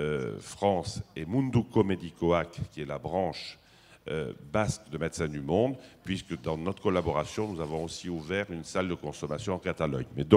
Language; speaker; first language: French; native; French